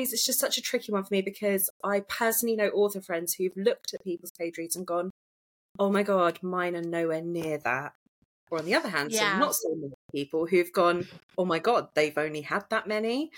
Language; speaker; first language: English; native; English